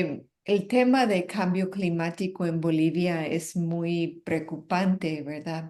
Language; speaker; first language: Spanish; non-native, fluent; English